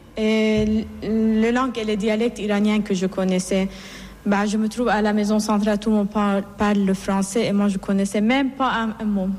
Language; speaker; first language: French; non-native, fluent; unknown